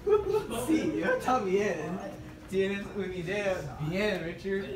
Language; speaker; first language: Spanish; non-native, learner; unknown